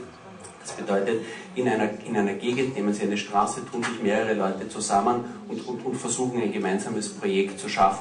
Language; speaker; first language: German; native; German